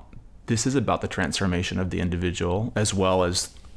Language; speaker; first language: English; native; English